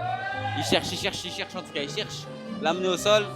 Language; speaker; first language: French; native; French